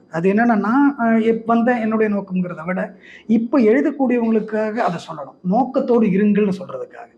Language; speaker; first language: Tamil; non-native, local second language; Malayalam